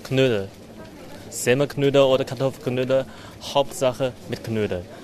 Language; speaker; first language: German; non-native, fluent; Chinese